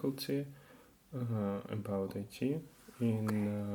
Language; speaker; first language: English; non-native, learner; Russian